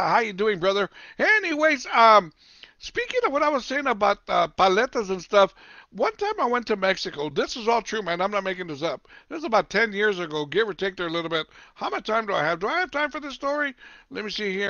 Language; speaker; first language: English; native; English